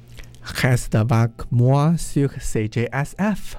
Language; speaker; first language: French; non-native, learner; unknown